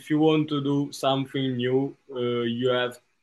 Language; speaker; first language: English; non-native, fluent; Italian